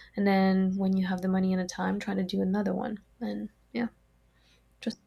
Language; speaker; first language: English; non-native, fluent; French